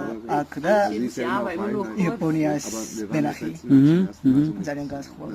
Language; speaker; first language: Georgian; non-native, learner; Japanese